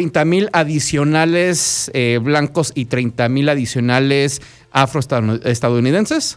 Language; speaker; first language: Spanish; native; Spanish